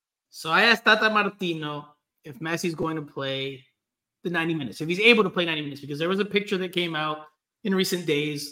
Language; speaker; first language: English; early bilingual, other home language; Spanish